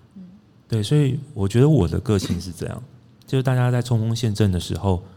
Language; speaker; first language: Chinese; native; Chinese